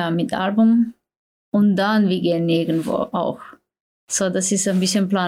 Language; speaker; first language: German; non-native, learner; Slovenian